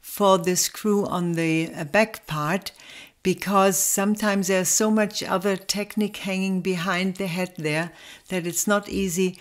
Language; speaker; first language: English; non-native, fluent; German